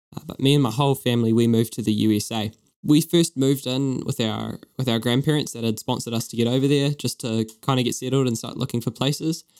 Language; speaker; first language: English; native; English